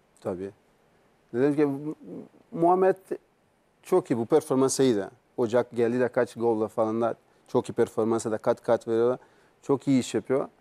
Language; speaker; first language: Turkish; non-native, learner; Portuguese